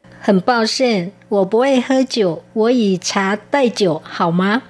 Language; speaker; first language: Chinese; non-native, fluent; Vietnamese